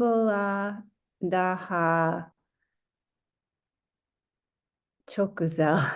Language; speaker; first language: Turkish; non-native, learner; English